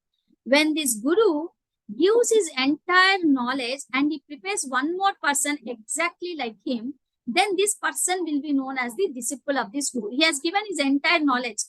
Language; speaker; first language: English; non-native, local second language; Telugu